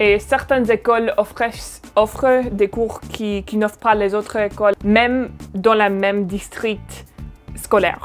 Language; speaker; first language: French; non-native, fluent; English